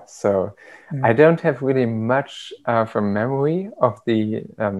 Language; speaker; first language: English; non-native, fluent; German